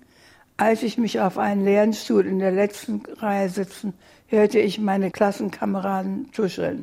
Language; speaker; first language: German; native; German